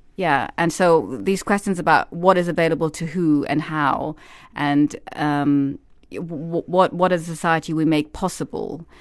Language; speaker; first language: English; native; English